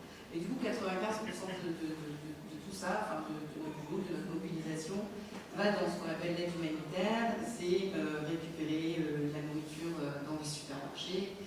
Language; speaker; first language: French; native; French